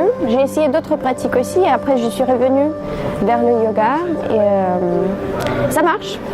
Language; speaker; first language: French; non-native, fluent; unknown